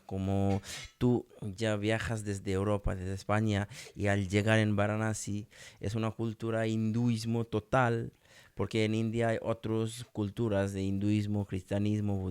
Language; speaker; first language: Spanish; non-native, learner; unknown